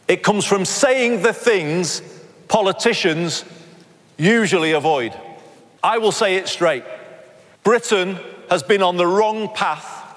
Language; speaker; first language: English; native; English